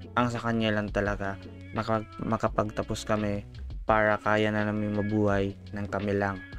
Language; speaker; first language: Filipino; non-native, local second language; Cebuano